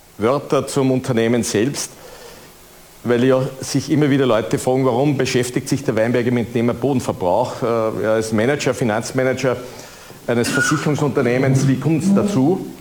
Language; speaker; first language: German; native; German